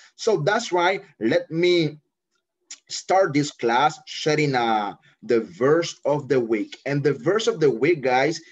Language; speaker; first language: English; non-native, fluent; Spanish